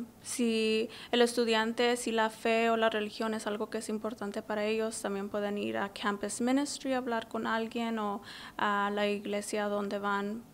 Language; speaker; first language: Spanish; early bilingual, heritage; English